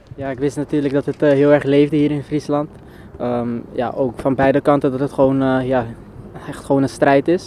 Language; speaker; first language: Dutch; native; Dutch